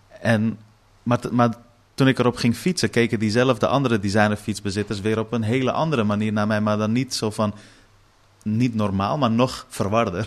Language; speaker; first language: Dutch; early bilingual, other home language; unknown